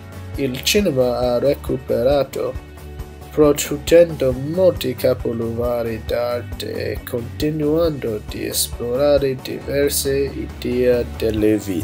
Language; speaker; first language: Italian; non-native, learner; English